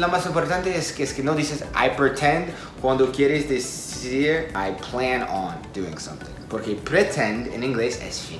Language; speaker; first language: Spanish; non-native, fluent; Portuguese